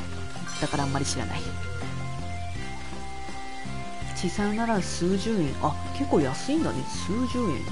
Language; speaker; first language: Japanese; native; Japanese